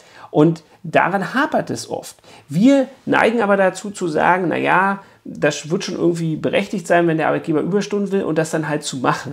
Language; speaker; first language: German; native; German